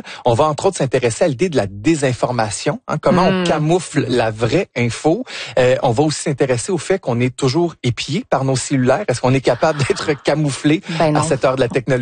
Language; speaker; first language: French; native; French